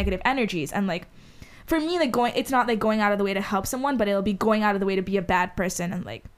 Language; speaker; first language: English; non-native, fluent; Hindi